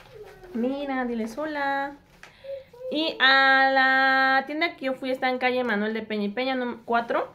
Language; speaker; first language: Spanish; native; Spanish